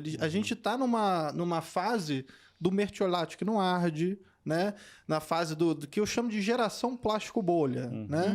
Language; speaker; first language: Portuguese; native; Portuguese